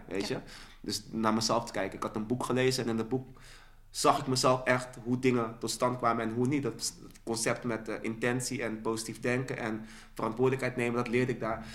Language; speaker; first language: Dutch; early bilingual, other home language; Sranan Tongo